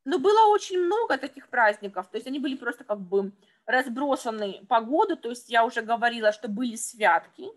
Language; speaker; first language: Russian; native; Russian